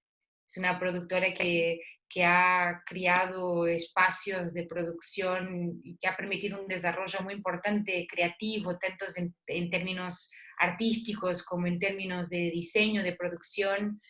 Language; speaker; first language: Spanish; non-native, fluent; Portuguese